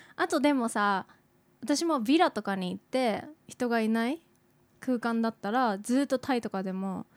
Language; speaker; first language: Japanese; native; Japanese